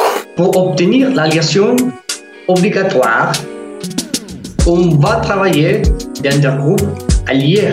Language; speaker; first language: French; non-native, fluent; Spanish